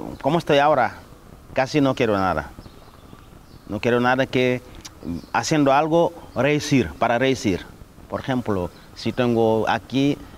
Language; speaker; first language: Spanish; non-native, learner; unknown